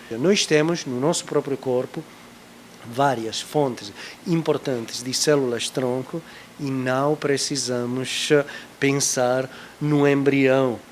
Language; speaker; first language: Portuguese; non-native, fluent; Italian